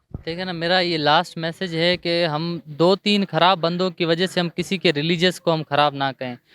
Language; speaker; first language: Urdu; non-native, local second language; Sindhi